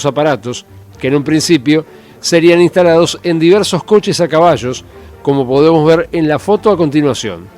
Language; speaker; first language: Spanish; native; Spanish